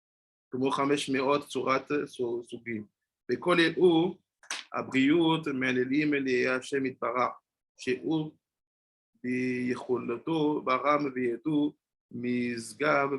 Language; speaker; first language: Hebrew; non-native, fluent; French